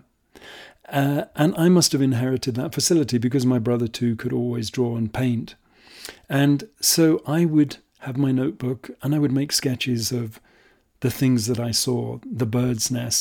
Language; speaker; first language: English; native; English